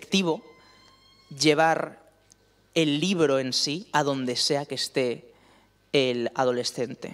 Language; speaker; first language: Spanish; native; Spanish